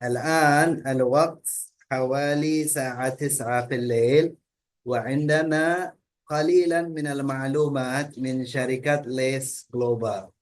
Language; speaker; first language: Arabic; early bilingual, heritage; Indonesian